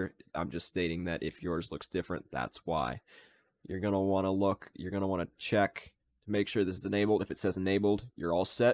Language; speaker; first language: English; native; English